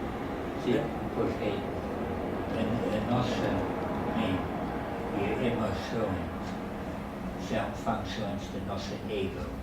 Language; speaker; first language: Portuguese; non-native, fluent; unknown